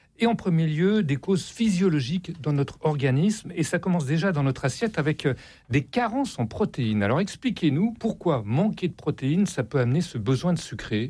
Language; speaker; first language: French; native; French